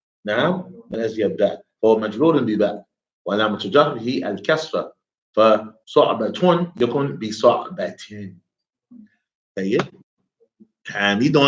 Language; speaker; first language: Arabic; non-native, fluent; English